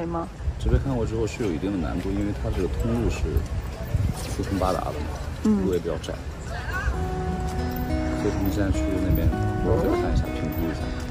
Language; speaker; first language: Chinese; native; Chinese